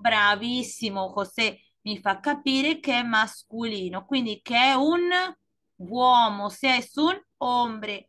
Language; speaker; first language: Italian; non-native, fluent; Spanish